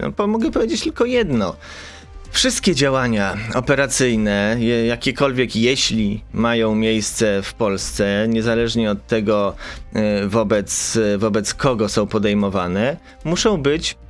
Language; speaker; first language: Polish; native; Polish